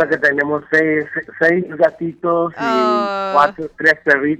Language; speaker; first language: Spanish; native; Spanish